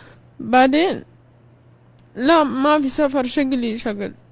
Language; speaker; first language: Arabic; non-native, learner; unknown